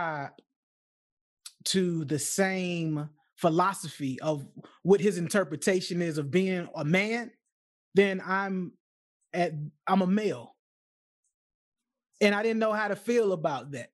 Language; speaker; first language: English; native; English